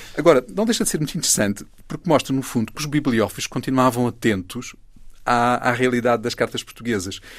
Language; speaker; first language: Portuguese; native; Portuguese